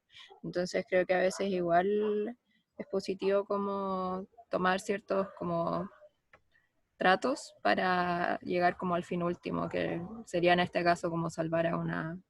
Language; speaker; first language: Spanish; native; Spanish